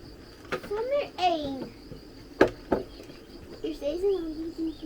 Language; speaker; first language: Dutch; early bilingual, heritage; Dutch